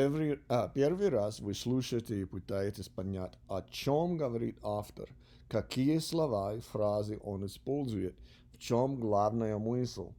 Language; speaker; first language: Russian; non-native, learner; English